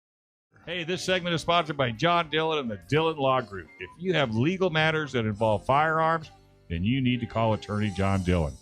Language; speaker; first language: English; native; English